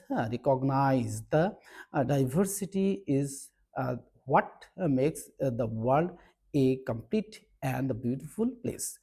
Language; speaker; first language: English; non-native, local second language; Bangla